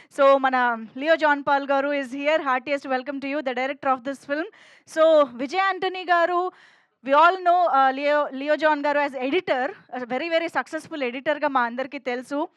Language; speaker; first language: Telugu; native; Telugu